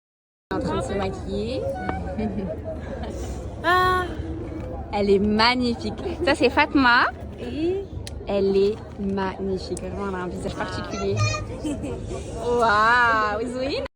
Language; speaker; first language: French; native; French